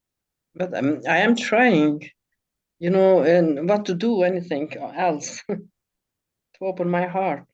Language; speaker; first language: English; non-native, learner; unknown